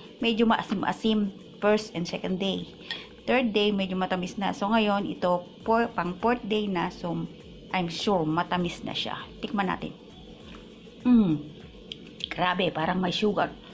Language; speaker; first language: Filipino; non-native, local second language; Iloko